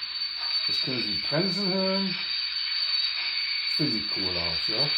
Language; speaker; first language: German; non-native, fluent; English